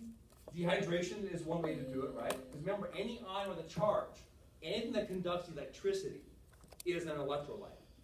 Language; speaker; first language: English; native; English